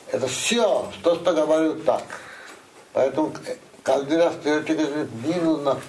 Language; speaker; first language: Russian; non-native, learner; Bangla